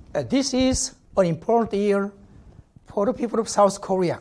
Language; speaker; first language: English; non-native, fluent; Korean